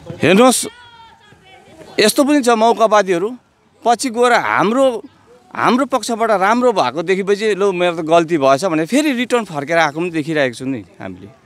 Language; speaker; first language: Nepali; native; Nepali